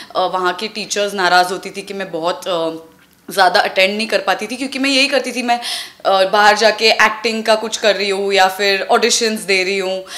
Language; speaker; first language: Hindi; non-native, local second language; Tulu